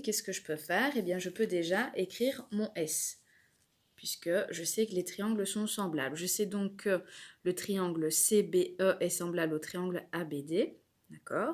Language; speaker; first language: French; native; French